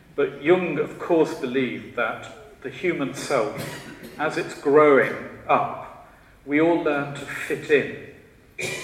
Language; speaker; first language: English; native; English